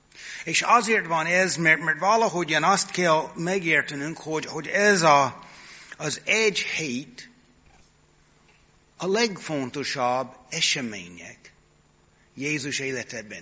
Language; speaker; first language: Hungarian; non-native, fluent; English